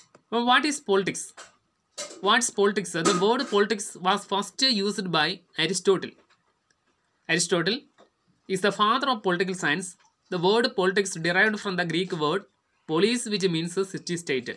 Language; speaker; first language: English; non-native, local second language; Malayalam